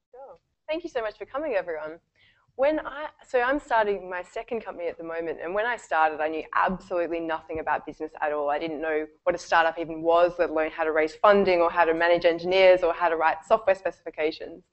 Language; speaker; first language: English; native; English